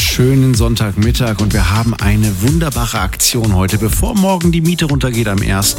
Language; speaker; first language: German; native; German